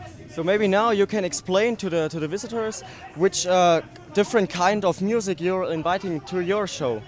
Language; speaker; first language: English; non-native, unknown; German